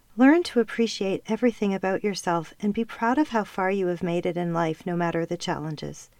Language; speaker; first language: English; native; English